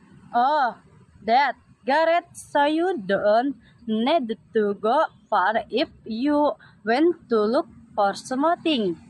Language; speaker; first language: English; non-native, learner; Indonesian